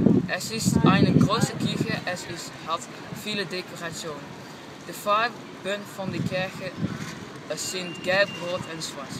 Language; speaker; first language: German; non-native, learner; Dutch